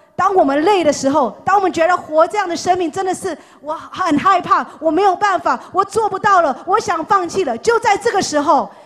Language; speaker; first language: Chinese; non-native, fluent; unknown